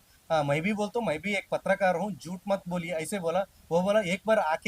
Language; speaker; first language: Hindi; non-native, local second language; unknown